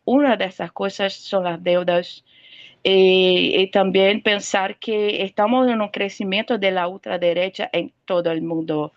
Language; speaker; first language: Spanish; non-native, fluent; Portuguese